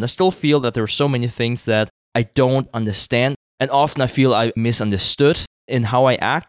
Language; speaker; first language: English; non-native, fluent; Danish